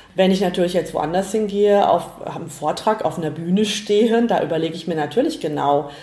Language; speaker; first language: German; native; German